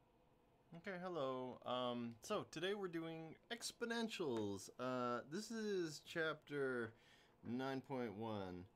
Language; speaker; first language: English; native; English